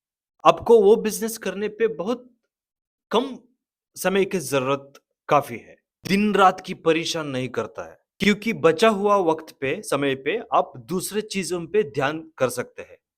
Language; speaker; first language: Hindi; non-native, local second language; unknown